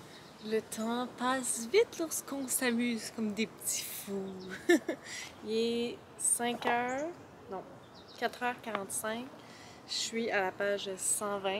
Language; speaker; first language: French; native; French